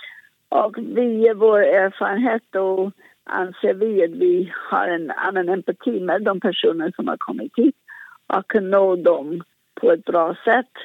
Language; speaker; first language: Swedish; non-native, fluent; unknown